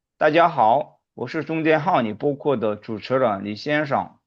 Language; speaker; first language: Chinese; non-native, learner; Korean